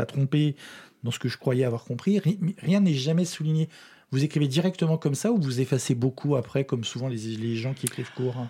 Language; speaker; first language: French; native; French